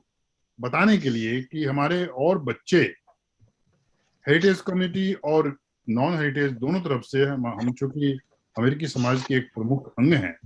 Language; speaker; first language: Hindi; native; Hindi